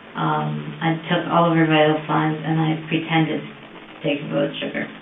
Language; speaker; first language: English; native; English